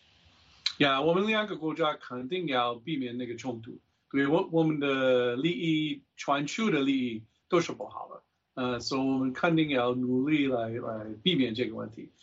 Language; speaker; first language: Chinese; non-native, fluent; English